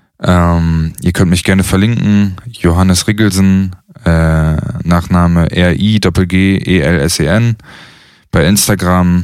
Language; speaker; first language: German; native; German